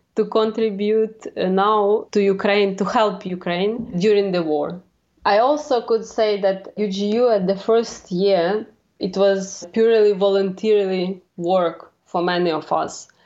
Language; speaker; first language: English; non-native, fluent; Ukrainian